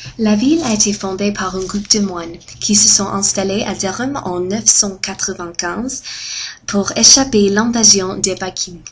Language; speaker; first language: French; non-native, fluent; English